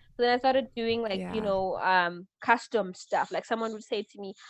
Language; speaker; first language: English; non-native, local second language; Shona